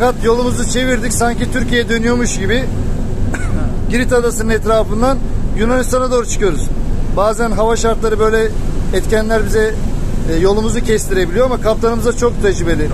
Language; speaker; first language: Turkish; native; Turkish